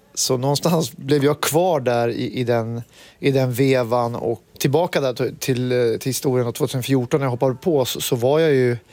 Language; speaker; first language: Swedish; native; Swedish